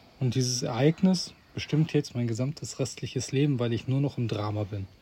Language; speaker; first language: German; native; German